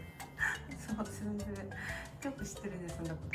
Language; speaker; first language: Japanese; native; Japanese